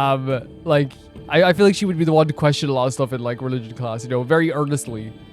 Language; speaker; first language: English; native; English